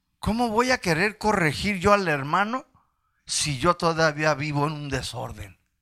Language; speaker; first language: Spanish; early bilingual, heritage; Spanish